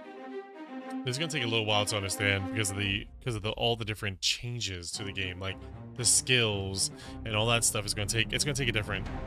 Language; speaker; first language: English; native; English